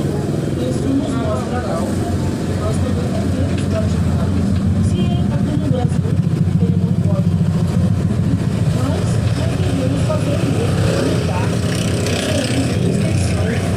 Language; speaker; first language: Portuguese; non-native, learner; Filipino